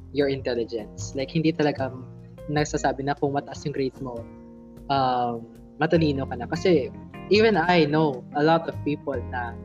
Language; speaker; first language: Filipino; native; Filipino